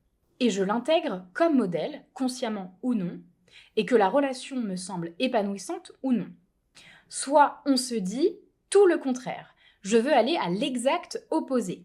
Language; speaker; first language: French; native; French